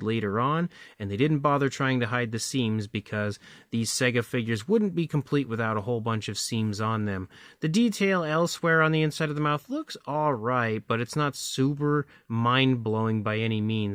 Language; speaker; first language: English; native; English